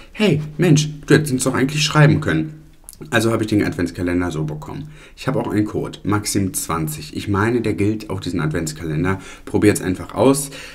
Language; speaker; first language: German; early bilingual, other home language; Italian